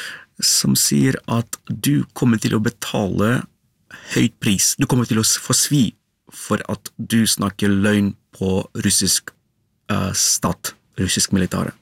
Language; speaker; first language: Norwegian; non-native, fluent; Ukrainian